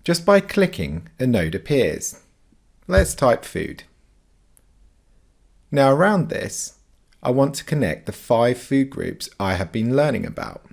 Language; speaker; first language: English; native; English